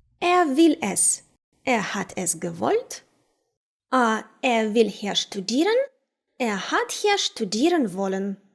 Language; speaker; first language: German; non-native, fluent; Ukrainian